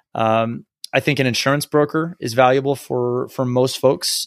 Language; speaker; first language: English; native; English